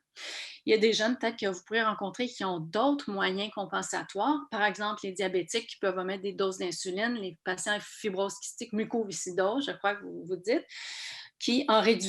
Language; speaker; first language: French; native; French